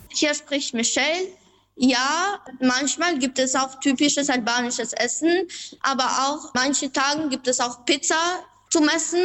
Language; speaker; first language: German; non-native, learner; Albanian